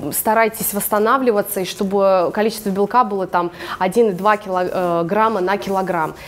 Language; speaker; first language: Russian; early bilingual, other home language; English